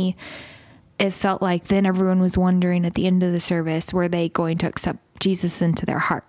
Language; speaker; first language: English; native; English